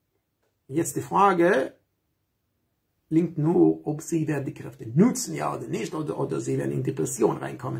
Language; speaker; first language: German; non-native, fluent; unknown